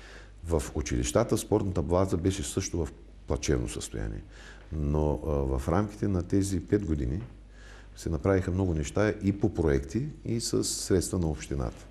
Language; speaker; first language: Bulgarian; native; Bulgarian